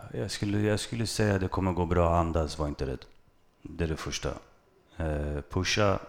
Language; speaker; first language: Swedish; early bilingual, other home language; Kurdish